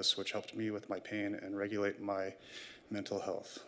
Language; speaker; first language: English; native; English